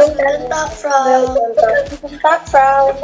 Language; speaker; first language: German; non-native, learner; Indonesian